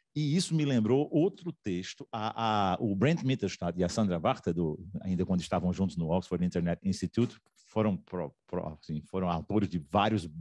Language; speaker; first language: Portuguese; native; Portuguese